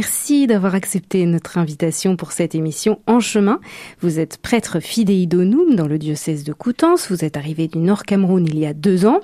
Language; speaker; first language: French; native; French